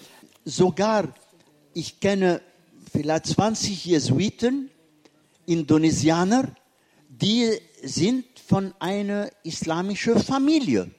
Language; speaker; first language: German; non-native, fluent; Arabic